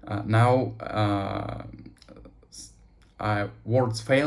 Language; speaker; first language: English; non-native, learner; Russian